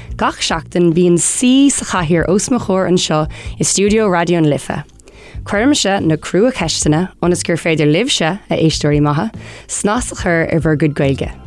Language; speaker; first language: Irish; non-native, local second language; English